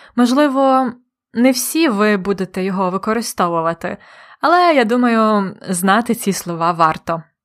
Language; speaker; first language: Ukrainian; native; Ukrainian